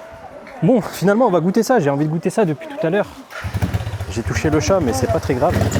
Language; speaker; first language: French; native; French